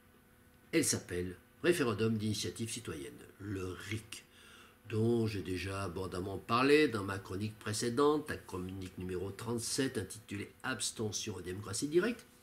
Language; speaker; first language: French; native; French